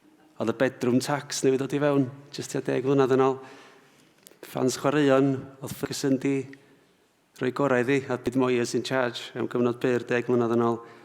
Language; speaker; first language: Welsh; native; Welsh